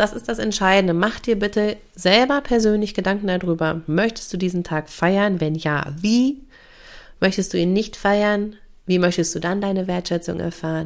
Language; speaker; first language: German; native; German